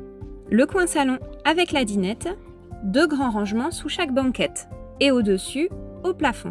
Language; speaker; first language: French; native; French